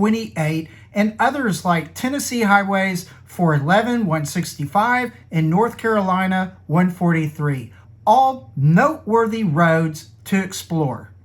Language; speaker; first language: English; native; English